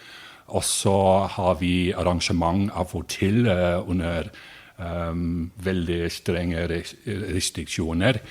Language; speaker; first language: Norwegian; non-native, fluent; English